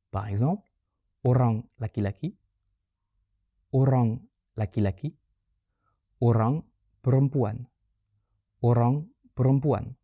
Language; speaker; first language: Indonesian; non-native, fluent; French